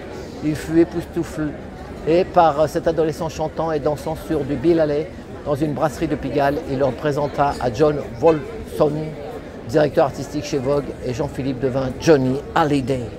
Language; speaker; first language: French; native; French